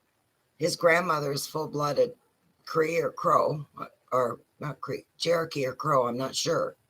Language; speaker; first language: English; native; English